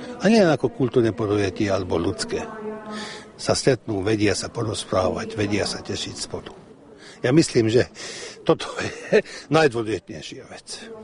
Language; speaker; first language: Slovak; early bilingual, heritage; Slovak